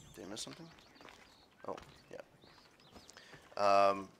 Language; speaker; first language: English; native; English